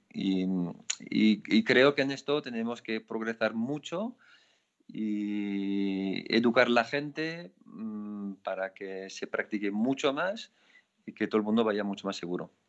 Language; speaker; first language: Spanish; non-native, fluent; French